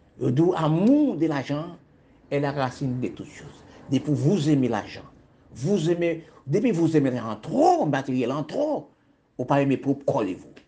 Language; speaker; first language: French; non-native, local second language; Haitian Creole